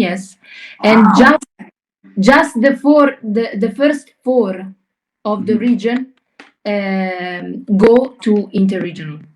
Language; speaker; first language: English; non-native, learner; Italian